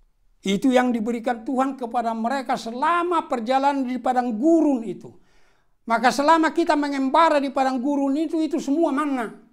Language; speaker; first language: Indonesian; non-native, local second language; Batak Toba